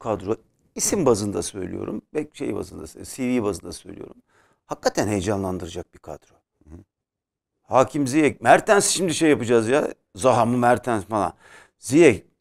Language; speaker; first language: Turkish; native; Turkish